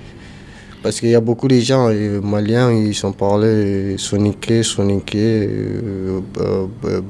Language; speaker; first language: French; non-native, learner; Bambara